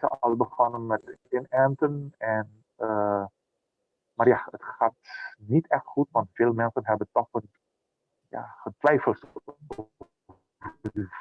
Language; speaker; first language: Dutch; non-native, local second language; Papiamento